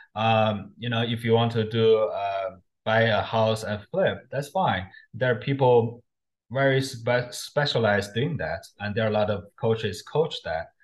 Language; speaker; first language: English; non-native, fluent; Chinese